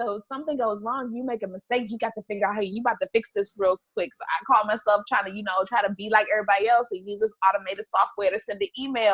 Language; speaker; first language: English; native; English